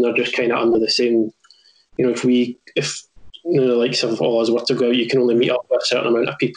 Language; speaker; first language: English; native; English